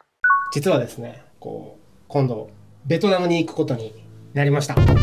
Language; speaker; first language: Japanese; native; Japanese